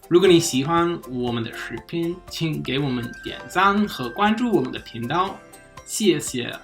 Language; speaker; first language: Chinese; non-native, fluent; English